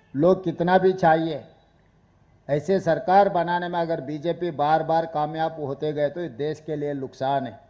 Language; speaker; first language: Hindi; non-native, local second language; Telugu